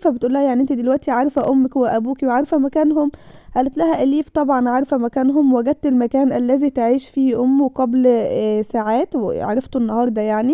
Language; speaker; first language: Arabic; native; Arabic